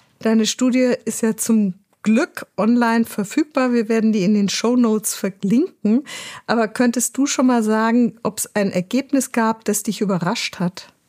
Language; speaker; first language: German; native; German